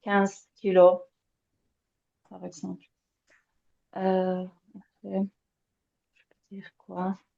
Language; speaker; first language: French; non-native, learner; Azerbaijani